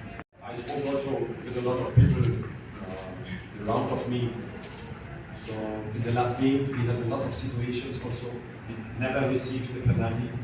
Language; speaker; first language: English; non-native, fluent; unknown